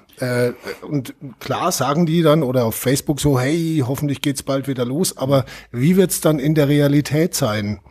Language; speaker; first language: German; native; German